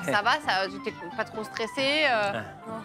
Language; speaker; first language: French; native; French